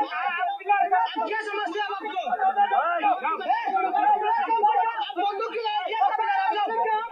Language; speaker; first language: Hindi; non-native, learner; Bangla